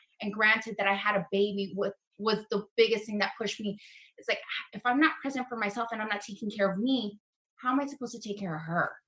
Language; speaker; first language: English; early bilingual, other home language; Spanish